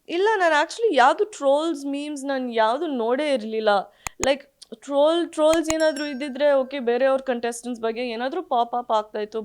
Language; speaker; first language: Kannada; early bilingual, heritage; Kannada